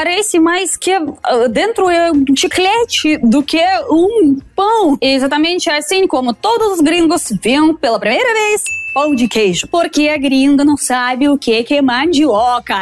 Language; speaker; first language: Portuguese; non-native, fluent; Russian